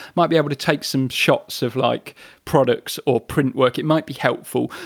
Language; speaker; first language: English; native; English